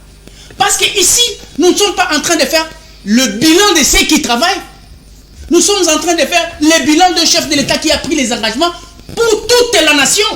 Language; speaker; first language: French; non-native, local second language; Lingala